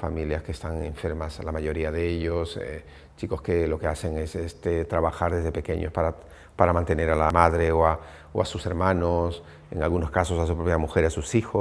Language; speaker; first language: Spanish; native; Spanish